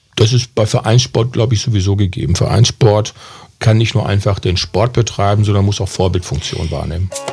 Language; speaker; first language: German; native; German